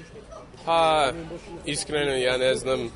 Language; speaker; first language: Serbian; early bilingual, heritage; English